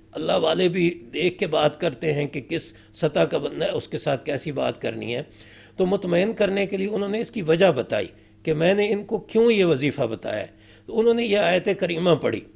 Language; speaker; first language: Urdu; native; Urdu